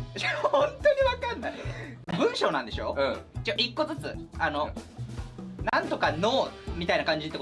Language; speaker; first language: Japanese; native; Japanese